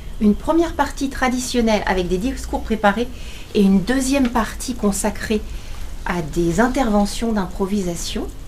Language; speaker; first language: French; native; French